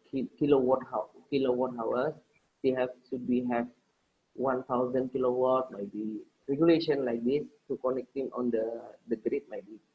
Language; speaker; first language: English; non-native, learner; Indonesian